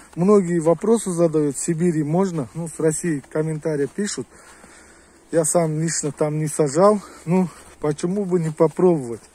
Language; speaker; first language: Russian; non-native, local second language; Uzbek